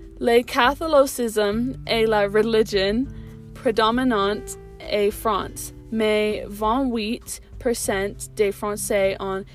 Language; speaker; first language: French; non-native, learner; English